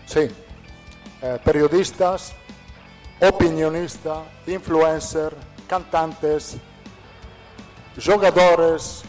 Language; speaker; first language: Portuguese; non-native, fluent; Italian